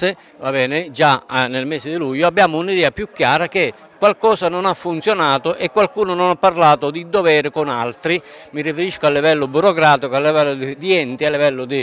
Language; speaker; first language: Italian; native; Italian